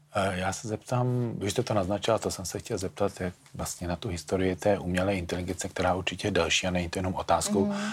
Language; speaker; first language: Czech; native; Czech